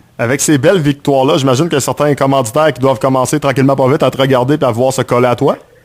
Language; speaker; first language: French; native; French